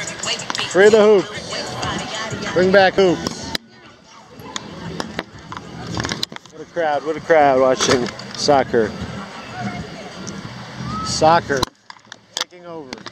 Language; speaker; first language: English; native; English